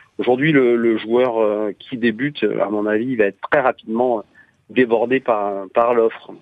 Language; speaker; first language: French; native; French